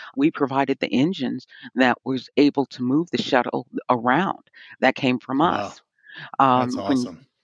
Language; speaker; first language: English; native; English